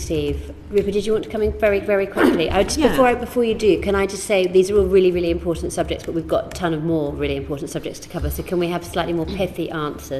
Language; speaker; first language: English; native; English